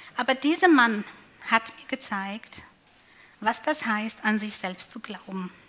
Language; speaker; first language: German; non-native, fluent; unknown